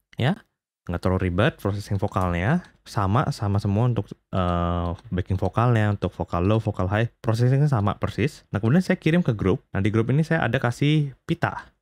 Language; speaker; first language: Indonesian; native; Indonesian